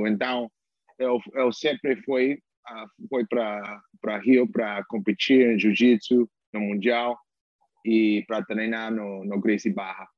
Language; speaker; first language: Portuguese; non-native, learner; English